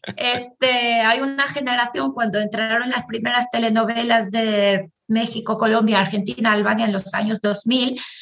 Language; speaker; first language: Spanish; non-native, fluent; Albanian